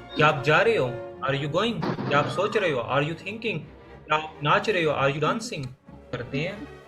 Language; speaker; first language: Hindi; native; Hindi